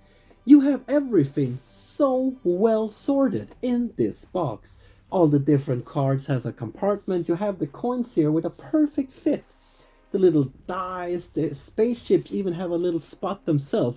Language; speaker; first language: English; non-native, fluent; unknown